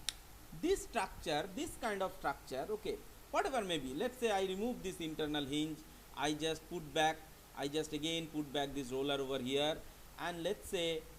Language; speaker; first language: English; non-native, local second language; Bangla